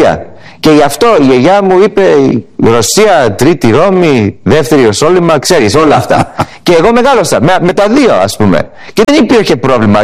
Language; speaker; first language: Greek; early bilingual, heritage; English